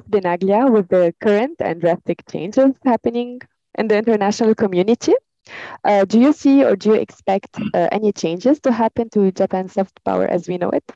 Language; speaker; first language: English; non-native, fluent; Arabic